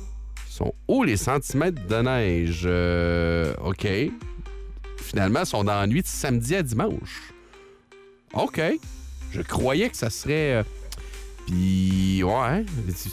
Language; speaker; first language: French; native; French